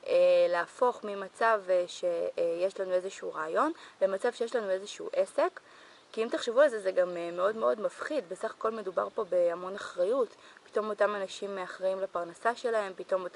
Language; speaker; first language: Hebrew; native; Hebrew